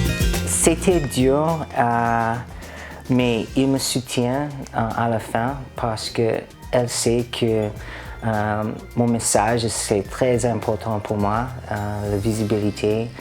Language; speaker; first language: French; non-native, learner; English